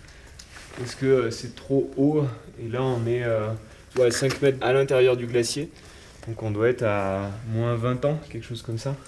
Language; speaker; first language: French; native; French